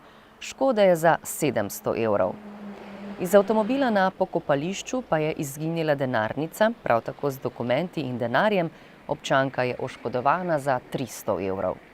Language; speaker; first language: Slovenian; native; Slovenian